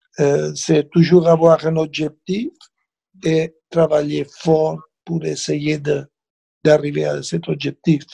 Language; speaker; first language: French; non-native, fluent; Spanish